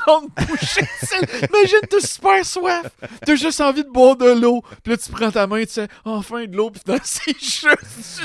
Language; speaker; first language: French; native; French